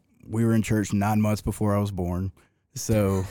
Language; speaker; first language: English; native; English